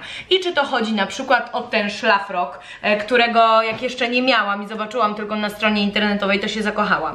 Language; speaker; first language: Polish; native; Polish